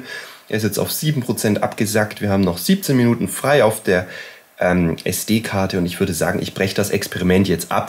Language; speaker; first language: German; native; German